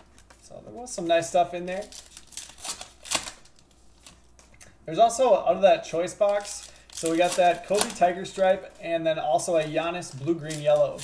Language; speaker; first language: English; native; English